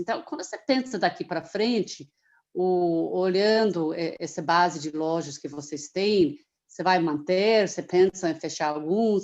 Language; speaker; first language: Portuguese; non-native, fluent; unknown